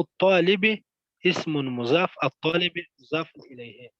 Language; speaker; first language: Arabic; non-native, learner; Pashto